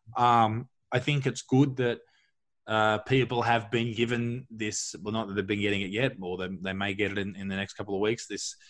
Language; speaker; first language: English; native; English